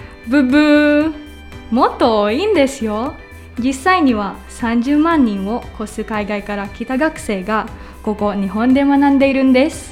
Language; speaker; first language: Japanese; non-native, fluent; Filipino